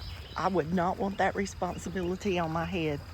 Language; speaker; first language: English; native; English